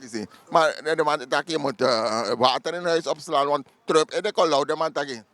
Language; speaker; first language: Dutch; native; Dutch